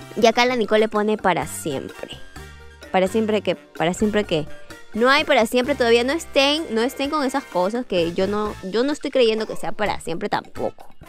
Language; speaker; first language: Spanish; native; Spanish